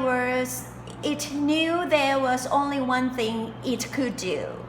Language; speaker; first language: English; non-native, fluent; Thai